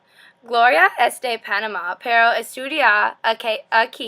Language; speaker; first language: Spanish; non-native, learner; English